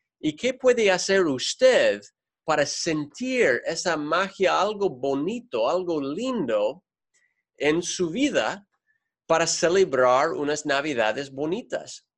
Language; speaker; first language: Spanish; non-native, fluent; English